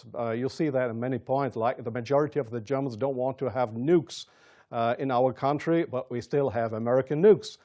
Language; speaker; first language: English; non-native, fluent; German